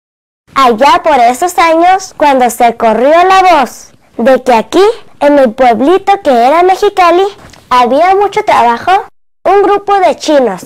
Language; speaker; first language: Spanish; early bilingual, other home language; Cantonese